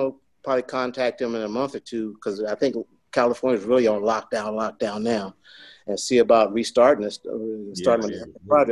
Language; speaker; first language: English; native; English